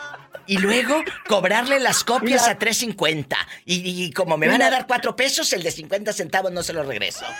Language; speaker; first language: Spanish; native; Spanish